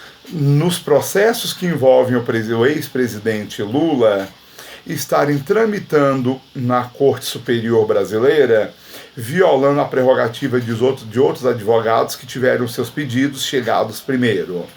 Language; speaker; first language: Portuguese; native; Portuguese